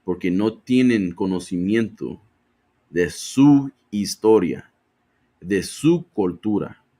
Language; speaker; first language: Spanish; early bilingual, other home language; English